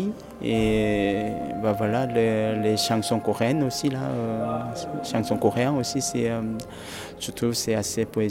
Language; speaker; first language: French; non-native, fluent; Korean